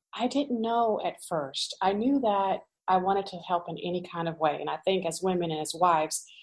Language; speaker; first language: English; native; English